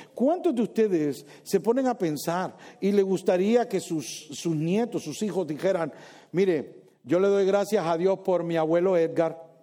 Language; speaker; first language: Spanish; native; Spanish